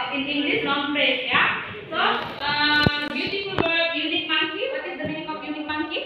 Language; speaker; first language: English; non-native, fluent; Indonesian